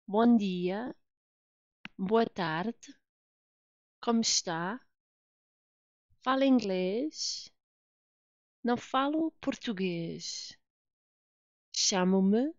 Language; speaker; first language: Portuguese; non-native, fluent; English